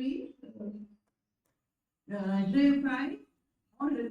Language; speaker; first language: French; non-native, learner; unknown